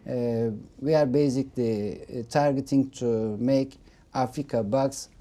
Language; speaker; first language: English; non-native, fluent; Turkish